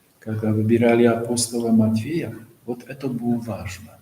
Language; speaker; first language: Russian; non-native, fluent; Polish